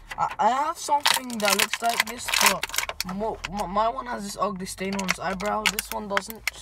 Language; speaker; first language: English; native; English